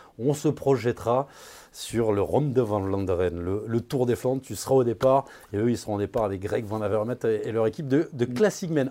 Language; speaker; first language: French; native; French